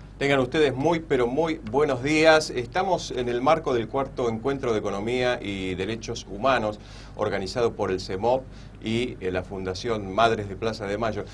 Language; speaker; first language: Spanish; native; Spanish